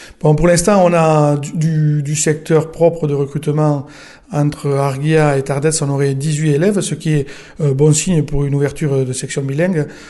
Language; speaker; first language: French; non-native, local second language; Occitan